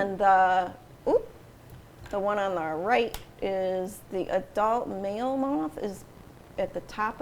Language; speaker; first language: English; native; English